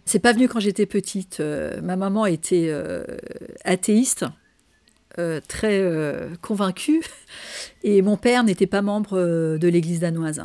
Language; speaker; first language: French; non-native, fluent; Danish